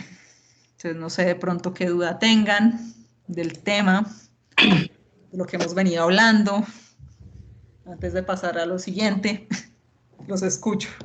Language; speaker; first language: Spanish; native; Spanish